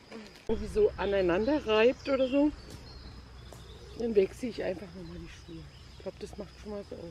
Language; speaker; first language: German; native; German